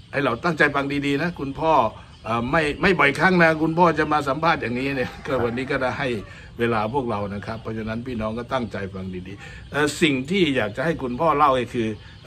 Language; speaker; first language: Thai; native; Thai